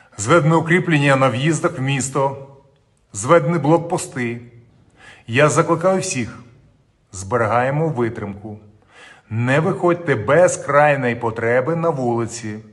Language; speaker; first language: Ukrainian; non-native, local second language; Russian